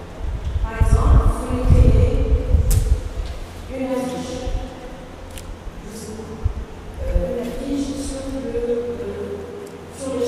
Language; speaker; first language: French; non-native, local second language; Arabic